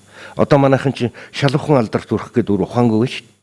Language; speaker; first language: Mongolian; native; Mongolian